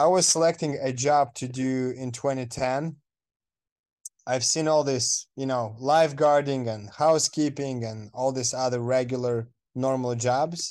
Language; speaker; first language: English; non-native, fluent; Romanian